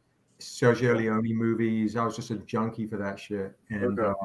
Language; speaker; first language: English; native; English